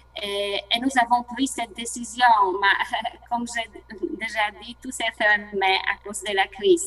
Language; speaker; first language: French; non-native, learner; Polish